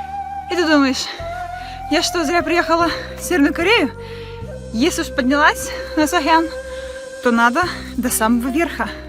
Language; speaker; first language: Russian; native; Russian